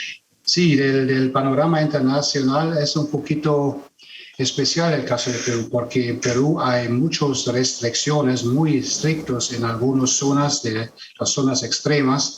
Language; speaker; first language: Spanish; non-native, fluent; German